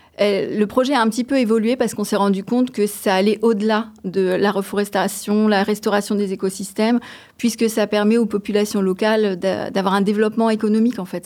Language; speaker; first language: French; native; French